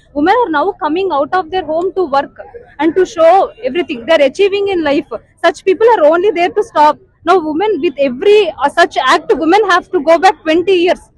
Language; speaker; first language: English; non-native, local second language; Telugu